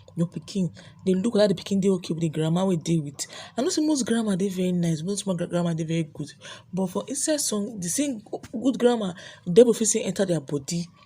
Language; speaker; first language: Nigerian Pidgin; native; Nigerian Pidgin